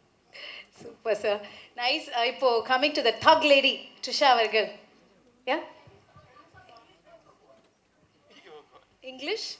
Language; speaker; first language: Tamil; native; Tamil